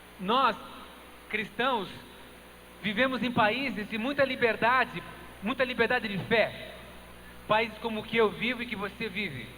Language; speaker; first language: Portuguese; native; Portuguese